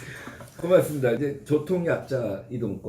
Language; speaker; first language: Korean; native; Korean